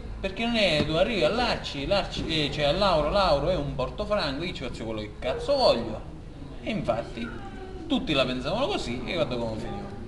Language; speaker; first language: Italian; native; Italian